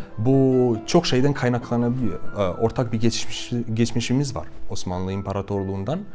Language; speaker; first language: Turkish; non-native, fluent; Albanian